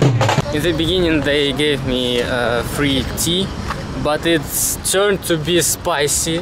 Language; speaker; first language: English; non-native, learner; Russian